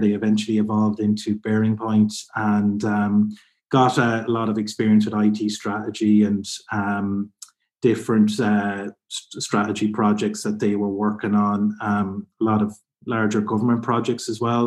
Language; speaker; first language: English; native; English